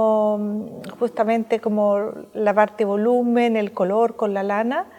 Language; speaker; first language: Spanish; native; Spanish